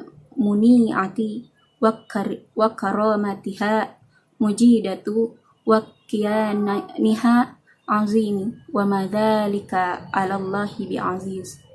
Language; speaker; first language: Arabic; non-native, fluent; Indonesian